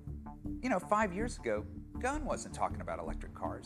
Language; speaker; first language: English; native; English